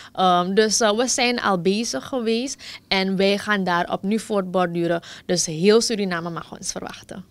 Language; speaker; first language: Dutch; native; Dutch